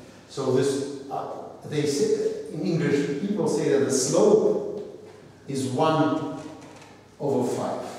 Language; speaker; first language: English; non-native, fluent; Russian